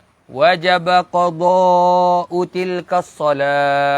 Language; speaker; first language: Arabic; non-native, fluent; Malay